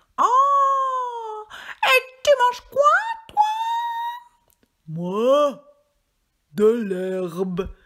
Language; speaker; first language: French; native; French